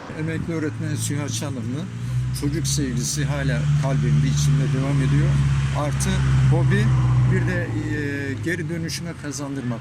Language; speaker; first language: Turkish; native; Turkish